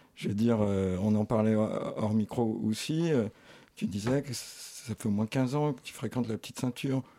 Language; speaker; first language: French; native; French